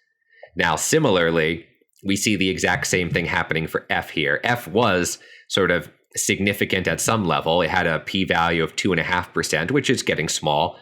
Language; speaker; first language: English; native; English